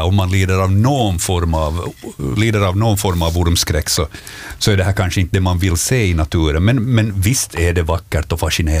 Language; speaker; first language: Swedish; native; Swedish